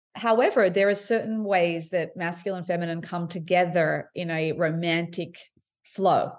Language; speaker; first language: English; native; English